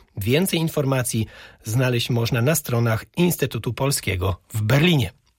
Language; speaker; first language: Polish; native; Polish